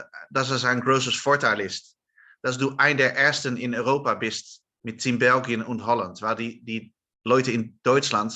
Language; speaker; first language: German; non-native, learner; Dutch